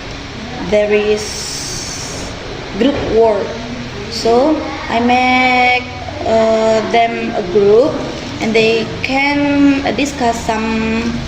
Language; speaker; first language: English; non-native, fluent; Indonesian